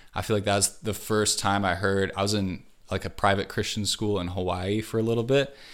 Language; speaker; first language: English; native; English